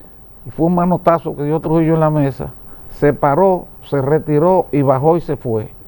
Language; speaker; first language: Spanish; native; Spanish